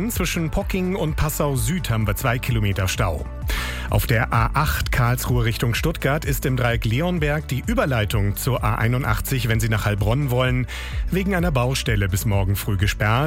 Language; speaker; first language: German; native; German